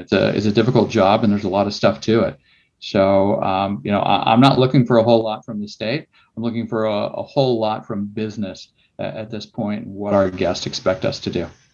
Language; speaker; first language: English; native; English